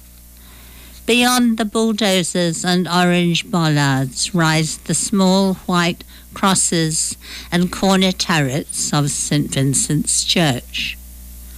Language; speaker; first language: English; native; English